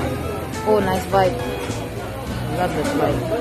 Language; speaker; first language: English; non-native, local second language; Filipino